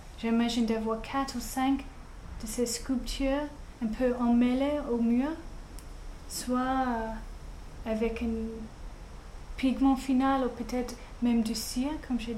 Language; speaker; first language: French; non-native, fluent; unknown